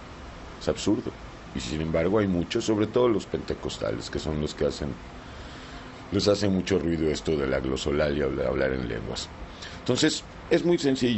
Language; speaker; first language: Spanish; native; Spanish